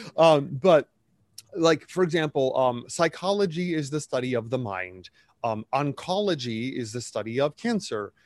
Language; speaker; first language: English; native; English